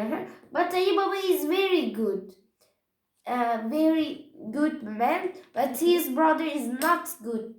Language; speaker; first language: English; non-native, learner; Turkish